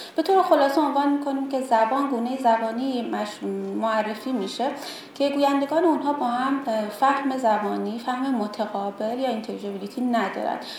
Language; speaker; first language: Persian; native; Persian